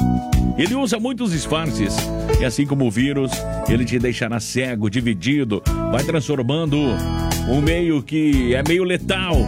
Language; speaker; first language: Portuguese; native; Portuguese